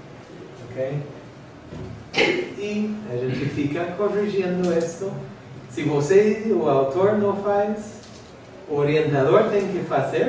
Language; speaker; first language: Portuguese; non-native, fluent; English